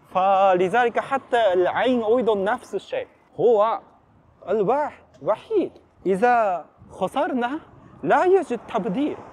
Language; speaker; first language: Arabic; non-native, fluent; Japanese